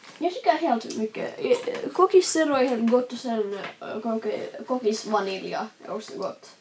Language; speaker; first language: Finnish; non-native, local second language; Swedish